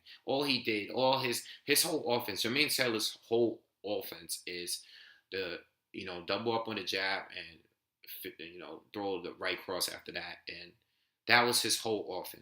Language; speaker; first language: English; native; English